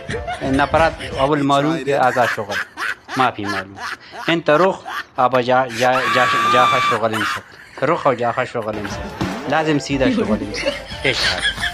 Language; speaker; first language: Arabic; non-native, learner; Pashto